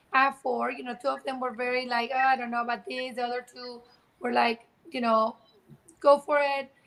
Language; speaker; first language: English; non-native, fluent; Spanish